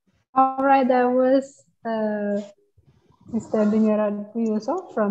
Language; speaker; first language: English; non-native, fluent; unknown